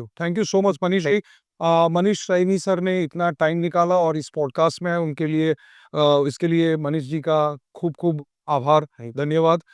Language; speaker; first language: Hindi; non-native, local second language; Gujarati